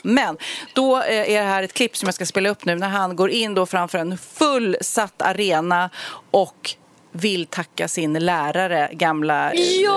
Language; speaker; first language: Swedish; native; Swedish